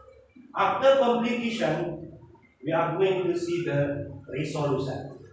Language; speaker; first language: English; non-native, learner; Indonesian